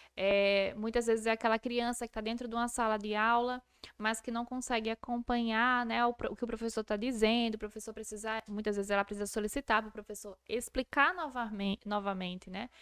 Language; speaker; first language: Portuguese; native; Portuguese